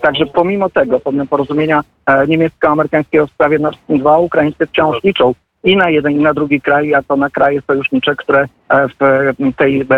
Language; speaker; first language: Polish; native; Polish